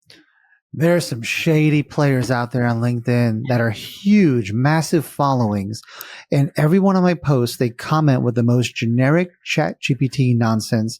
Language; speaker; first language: English; native; English